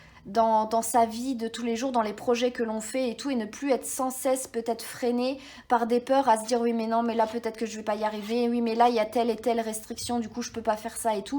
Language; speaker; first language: French; native; French